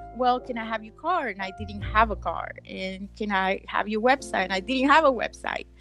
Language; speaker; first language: English; early bilingual, other home language; Spanish